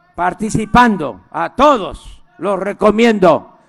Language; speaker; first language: Spanish; native; Spanish